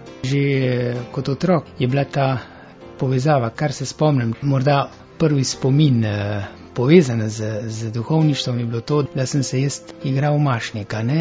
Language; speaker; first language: Slovenian; early bilingual, heritage; Slovenian